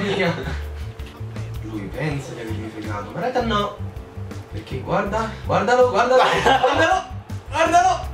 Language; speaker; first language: Italian; native; Italian